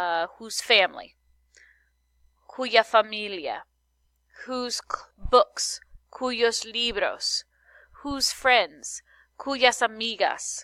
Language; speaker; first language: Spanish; non-native, fluent; English